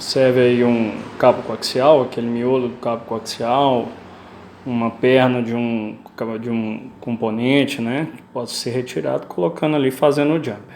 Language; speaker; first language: Portuguese; native; Portuguese